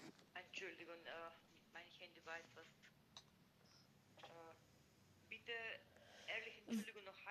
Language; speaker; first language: German; non-native, learner; Macedonian